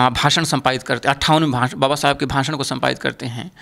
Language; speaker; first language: Hindi; native; Hindi